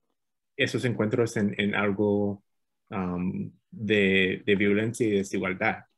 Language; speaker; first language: Spanish; non-native, fluent; English